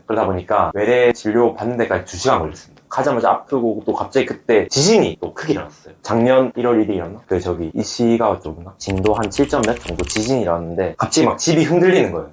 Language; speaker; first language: Korean; native; Korean